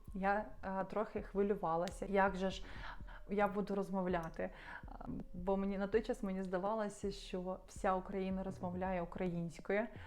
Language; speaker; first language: Ukrainian; non-native, local second language; Russian